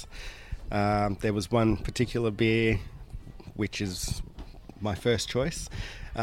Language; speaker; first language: English; native; English